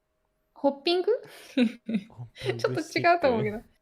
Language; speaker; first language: Japanese; native; Japanese